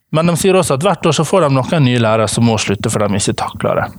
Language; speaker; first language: Norwegian; native; Norwegian